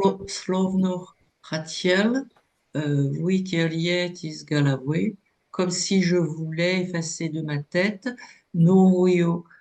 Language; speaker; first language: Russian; non-native, learner; French